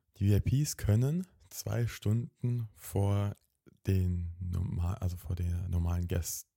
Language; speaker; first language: German; native; German